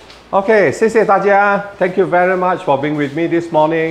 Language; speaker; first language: English; non-native, local second language; Chinese